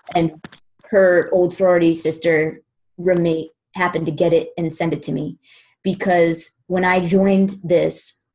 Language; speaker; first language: English; native; English